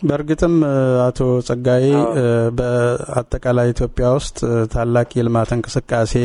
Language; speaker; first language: Amharic; native; Amharic